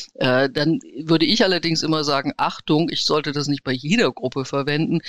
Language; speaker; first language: German; native; German